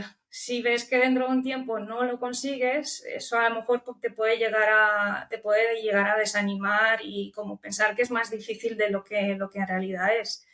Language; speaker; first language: Spanish; early bilingual, other home language; Romanian